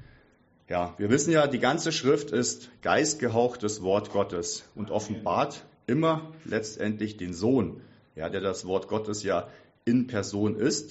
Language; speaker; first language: German; native; German